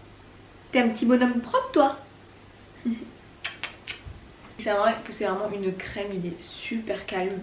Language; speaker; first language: French; native; French